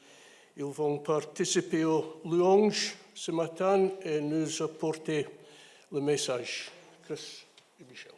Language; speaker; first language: French; non-native, fluent; English